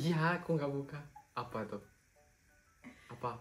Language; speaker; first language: Indonesian; native; Indonesian